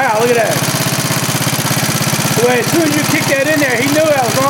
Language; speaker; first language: English; native; English